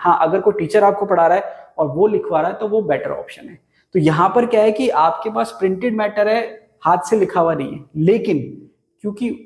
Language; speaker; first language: Hindi; native; Hindi